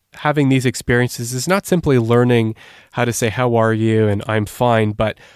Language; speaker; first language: English; native; English